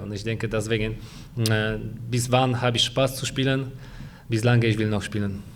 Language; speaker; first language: German; non-native, fluent; Polish